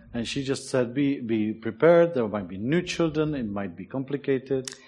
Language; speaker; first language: English; non-native, fluent; Czech